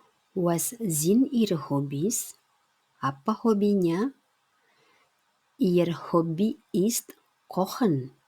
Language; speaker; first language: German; non-native, fluent; Indonesian